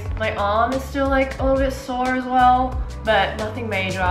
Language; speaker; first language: English; native; English